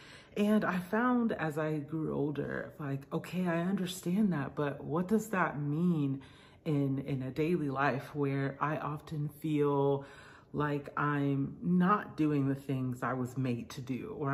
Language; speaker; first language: English; native; English